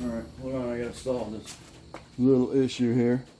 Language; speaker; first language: English; native; English